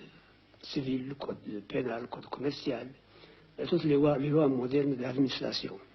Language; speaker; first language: French; non-native, fluent; Amharic